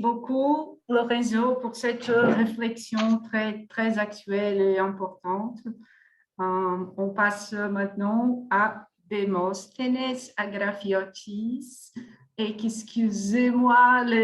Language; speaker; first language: French; non-native, fluent; Portuguese